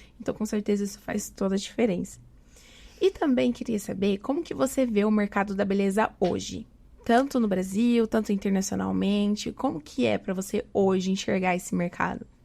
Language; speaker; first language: Portuguese; native; Portuguese